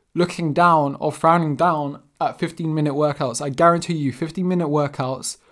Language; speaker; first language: English; native; English